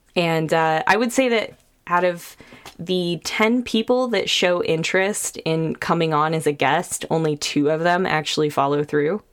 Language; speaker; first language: English; native; English